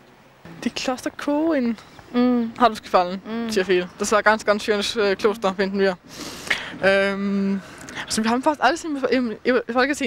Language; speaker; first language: German; non-native, fluent; Danish